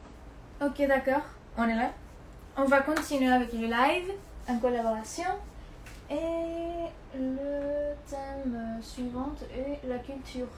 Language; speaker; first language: French; non-native, fluent; Spanish